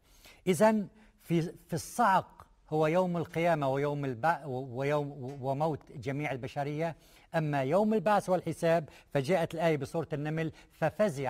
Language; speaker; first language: Arabic; native; Arabic